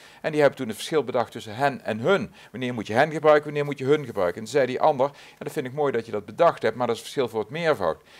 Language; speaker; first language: Dutch; native; Dutch